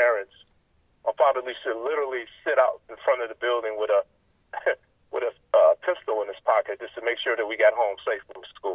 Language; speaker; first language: English; native; English